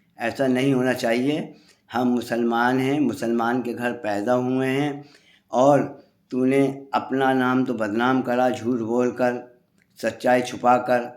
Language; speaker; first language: Urdu; native; Urdu